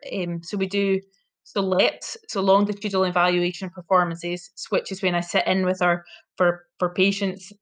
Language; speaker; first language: English; native; English